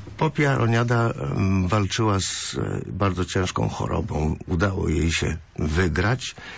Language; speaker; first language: Polish; early bilingual, other home language; Greek